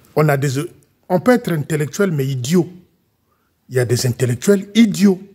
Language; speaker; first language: French; non-native, local second language; Lingala